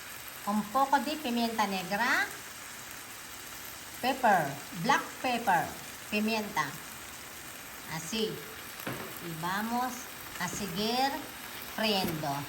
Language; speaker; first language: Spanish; non-native, fluent; Filipino